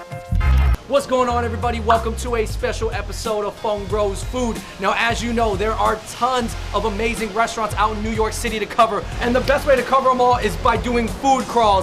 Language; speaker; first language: English; native; English